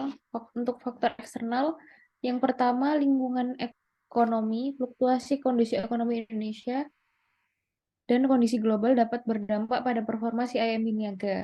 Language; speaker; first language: Indonesian; native; Indonesian